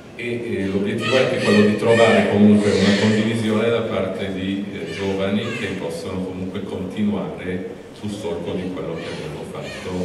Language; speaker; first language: Italian; native; Italian